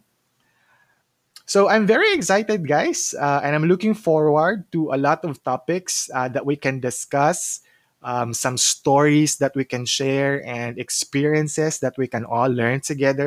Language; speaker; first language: English; non-native, local second language; Cebuano